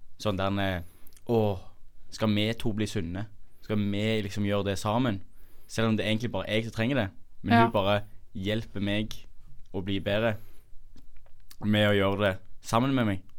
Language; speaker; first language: Norwegian; native; Norwegian